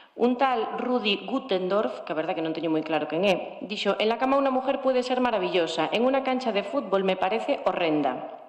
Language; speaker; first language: Spanish; non-native, local second language; Galician